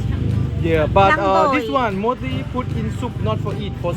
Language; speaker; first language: English; non-native, learner; Thai